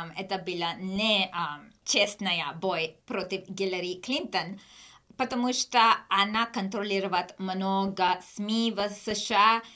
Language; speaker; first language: Russian; non-native, learner; English